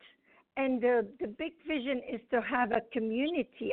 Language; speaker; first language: English; non-native, fluent; Arabic